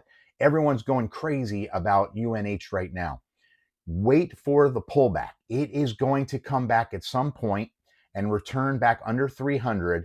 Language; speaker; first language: English; native; English